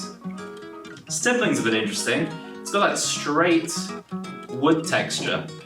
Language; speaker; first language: English; native; English